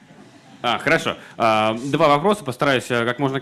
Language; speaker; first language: Russian; native; Russian